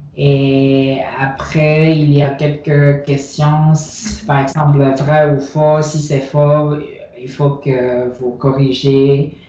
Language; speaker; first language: French; non-native, learner; Chinese